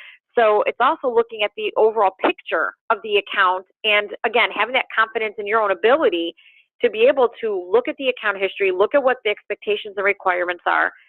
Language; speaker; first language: English; native; English